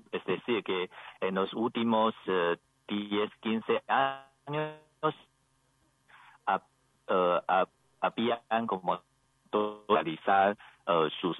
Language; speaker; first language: Spanish; non-native, learner; Chinese